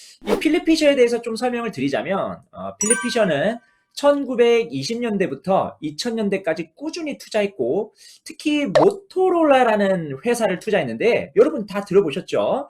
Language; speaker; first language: Korean; native; Korean